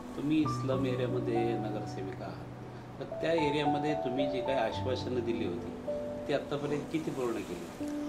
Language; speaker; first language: Marathi; native; Marathi